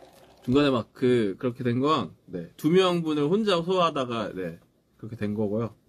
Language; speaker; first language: Korean; native; Korean